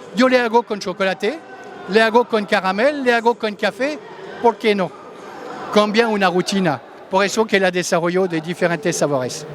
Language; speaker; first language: Spanish; non-native, fluent; French